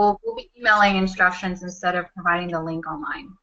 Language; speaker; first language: English; native; English